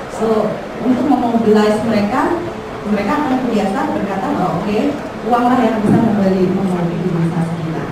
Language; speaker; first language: Indonesian; native; Indonesian